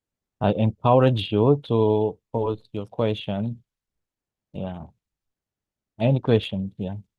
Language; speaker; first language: English; non-native, fluent; Indonesian